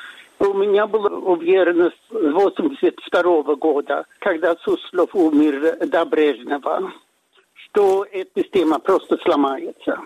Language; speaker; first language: Russian; non-native, fluent; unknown